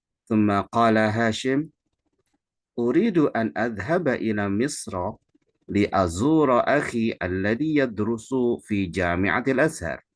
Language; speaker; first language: Arabic; non-native, fluent; Indonesian